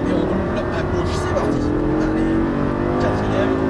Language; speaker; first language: French; native; French